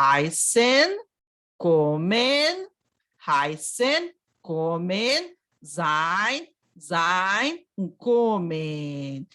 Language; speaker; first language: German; non-native, fluent; Portuguese